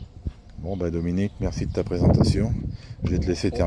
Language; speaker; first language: French; native; French